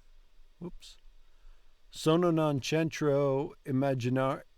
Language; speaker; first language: Italian; non-native, learner; English